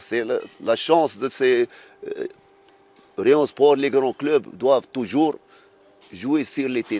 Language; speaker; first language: French; non-native, fluent; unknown